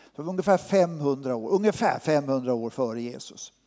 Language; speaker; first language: Swedish; native; Swedish